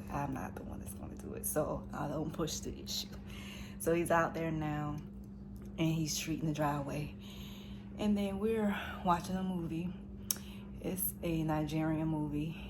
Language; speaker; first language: English; native; English